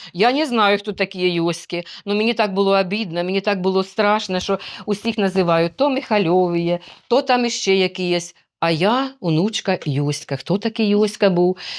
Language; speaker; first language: Ukrainian; native; Ukrainian